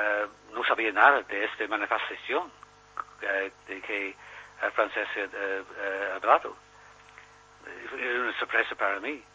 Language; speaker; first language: Spanish; non-native, learner; English